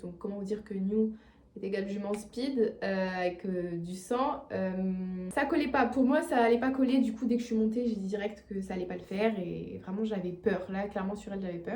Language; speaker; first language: French; native; French